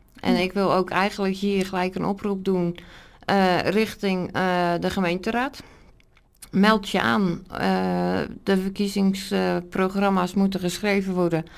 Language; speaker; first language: Dutch; native; Dutch